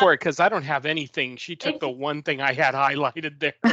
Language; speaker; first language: English; native; English